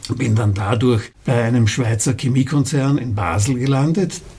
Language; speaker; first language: German; native; German